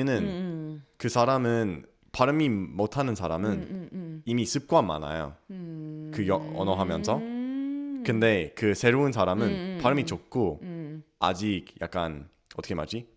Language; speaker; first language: Korean; non-native, learner; English